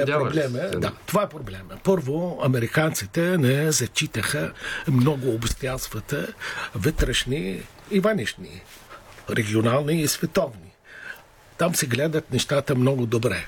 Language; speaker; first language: Bulgarian; non-native, fluent; Arabic